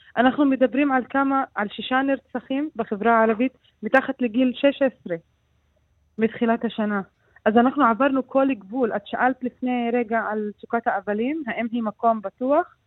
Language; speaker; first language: Hebrew; non-native, local second language; Arabic